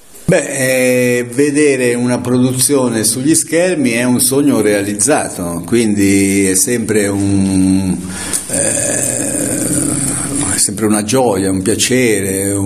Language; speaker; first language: Italian; native; Italian